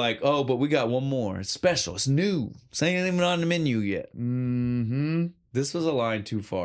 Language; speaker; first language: English; native; English